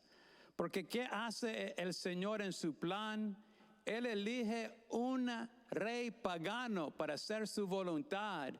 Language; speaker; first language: Spanish; non-native, fluent; English